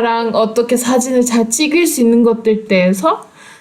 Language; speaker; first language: Korean; non-native, fluent; Turkish